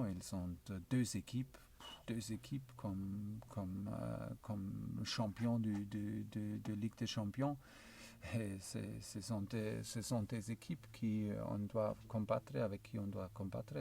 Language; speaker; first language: French; non-native, learner; German